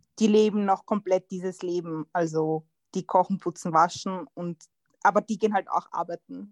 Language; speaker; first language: German; early bilingual, other home language; Croatian